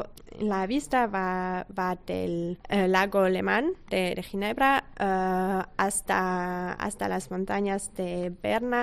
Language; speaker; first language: Spanish; non-native, fluent; French